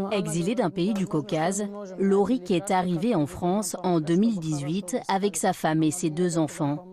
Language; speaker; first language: French; native; French